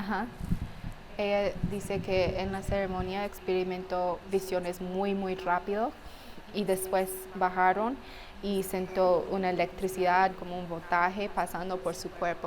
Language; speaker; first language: Spanish; non-native, fluent; English